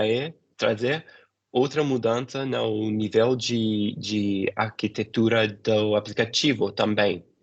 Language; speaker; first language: Portuguese; non-native, fluent; English